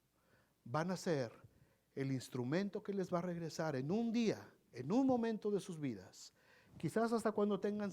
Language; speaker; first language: Spanish; native; Spanish